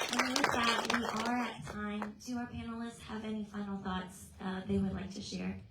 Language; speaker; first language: English; early bilingual, other home language; Vietnamese